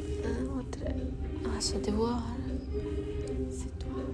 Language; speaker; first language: French; non-native, learner; Ukrainian